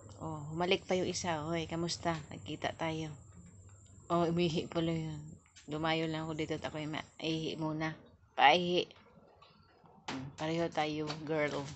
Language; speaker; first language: Filipino; native; Filipino